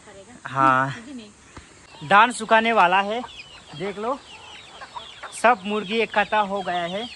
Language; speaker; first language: Hindi; non-native, local second language; Garo